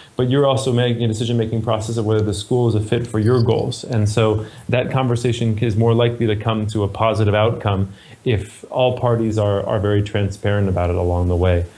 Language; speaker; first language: English; native; English